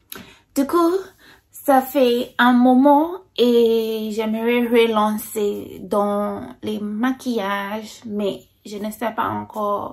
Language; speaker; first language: French; non-native, fluent; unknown